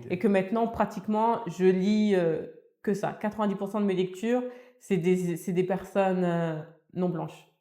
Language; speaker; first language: French; early bilingual, other home language; Wolof